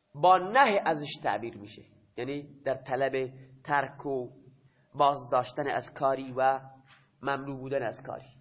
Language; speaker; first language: Persian; non-native, local second language; Baluchi